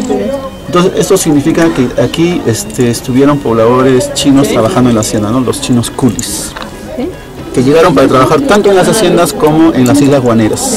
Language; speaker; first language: Spanish; native; Spanish